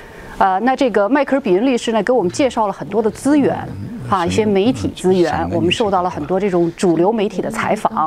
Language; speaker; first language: Chinese; native; Chinese